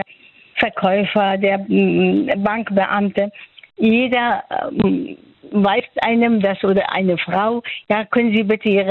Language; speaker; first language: German; non-native, fluent; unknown